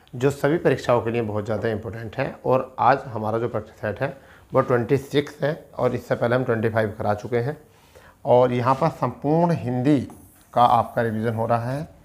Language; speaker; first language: Hindi; native; Hindi